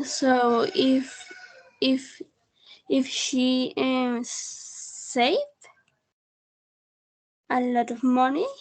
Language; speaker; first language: English; non-native, learner; Spanish